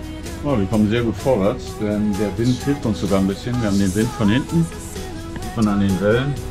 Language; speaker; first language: German; native; German